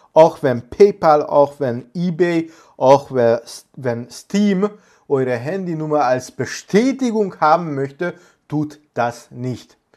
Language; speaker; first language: German; non-native, fluent; Hungarian